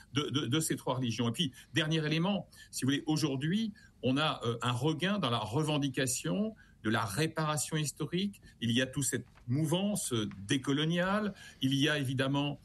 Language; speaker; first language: French; native; French